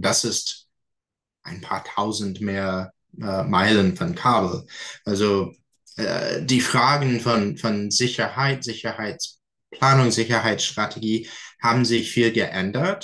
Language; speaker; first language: German; non-native, fluent; English